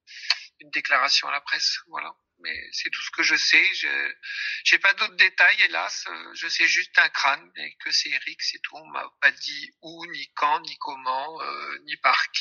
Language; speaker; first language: French; native; French